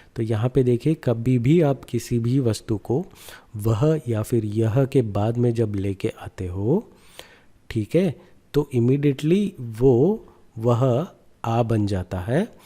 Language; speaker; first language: Hindi; non-native, local second language; Kannada